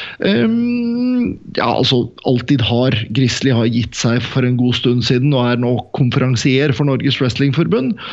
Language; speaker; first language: Norwegian; native; Norwegian